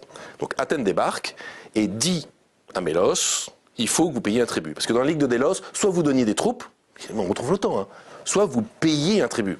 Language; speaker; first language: French; native; French